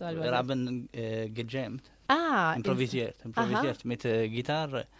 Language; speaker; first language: German; non-native, learner; Italian